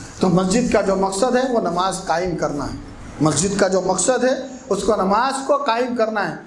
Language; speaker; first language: Urdu; native; Urdu